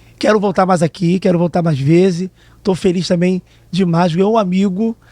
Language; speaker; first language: Portuguese; native; Portuguese